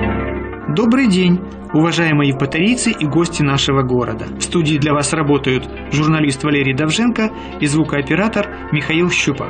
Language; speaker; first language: Russian; native; Russian